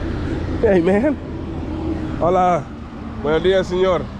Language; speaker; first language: Spanish; non-native, learner; English